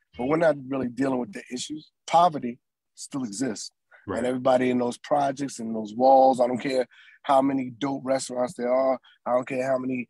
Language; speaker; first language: English; native; English